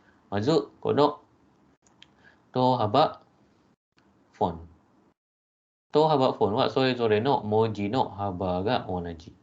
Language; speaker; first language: Japanese; non-native, fluent; Malay